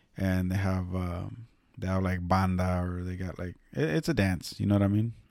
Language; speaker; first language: English; early bilingual, other home language; Spanish